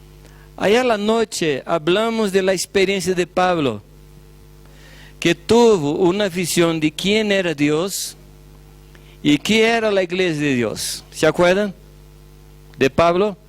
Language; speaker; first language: Spanish; non-native, fluent; Portuguese